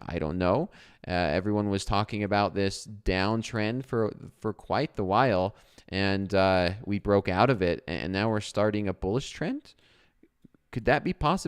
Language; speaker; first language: English; native; English